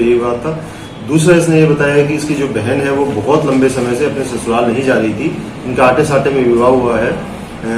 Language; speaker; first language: Hindi; native; Hindi